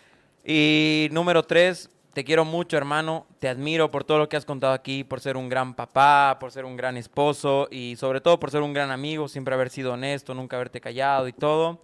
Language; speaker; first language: Spanish; native; Spanish